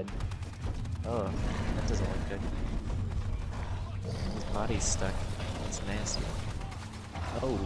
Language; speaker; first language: English; native; English